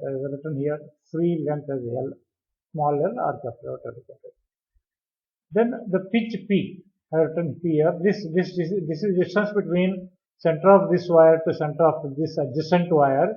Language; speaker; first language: English; non-native, local second language; Kannada